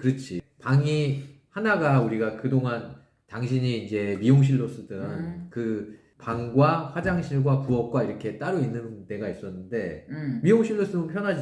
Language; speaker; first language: Korean; native; Korean